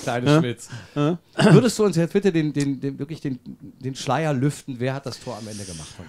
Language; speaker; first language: German; native; German